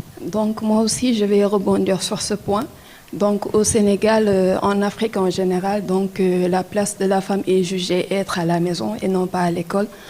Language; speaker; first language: French; non-native, local second language; Wolof